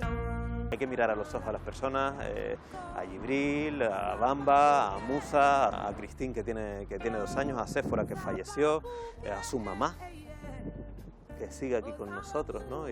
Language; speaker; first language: Spanish; native; Spanish